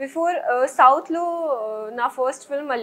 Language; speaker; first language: Telugu; non-native, learner; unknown